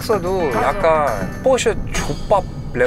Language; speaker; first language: Korean; non-native, learner; English